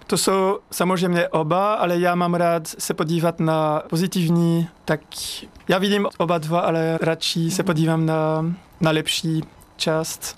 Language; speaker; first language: Czech; non-native, fluent; French